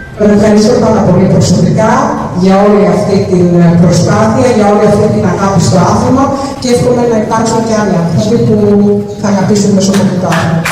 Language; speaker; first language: Greek; early bilingual, other home language; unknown